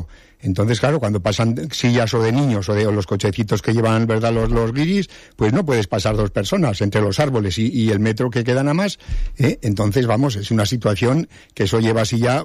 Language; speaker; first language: Spanish; native; Spanish